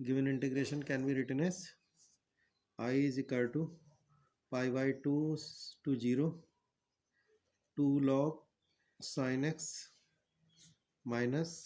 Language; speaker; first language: English; non-native, local second language; Hindi